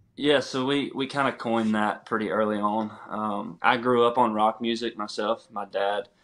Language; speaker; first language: English; native; English